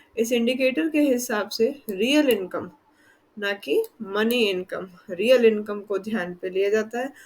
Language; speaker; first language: Hindi; non-native, local second language; Gujarati